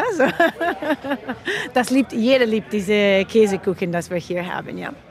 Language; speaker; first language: German; non-native, fluent; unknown